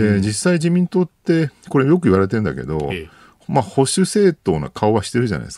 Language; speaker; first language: Japanese; native; Japanese